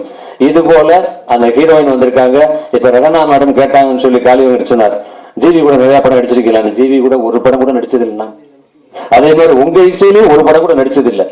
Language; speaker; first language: Tamil; native; Tamil